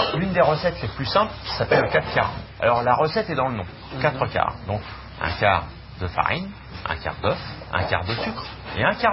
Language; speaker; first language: French; native; French